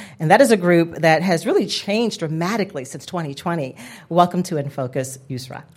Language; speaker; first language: English; native; English